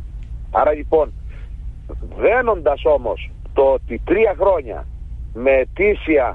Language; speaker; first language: Greek; native; Greek